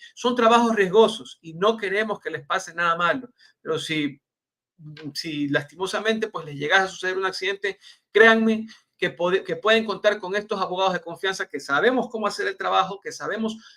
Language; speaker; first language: Spanish; native; Spanish